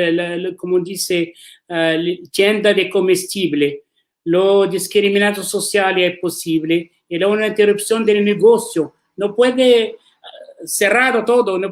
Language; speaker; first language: Spanish; non-native, learner; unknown